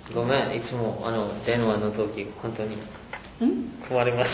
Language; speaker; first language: Japanese; non-native, learner; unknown